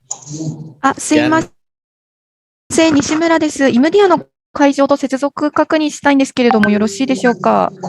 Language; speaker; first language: Japanese; native; Japanese